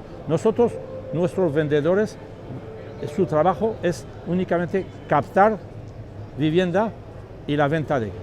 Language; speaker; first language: Spanish; non-native, learner; French